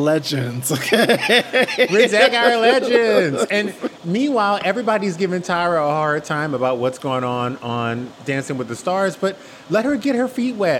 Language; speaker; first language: English; native; English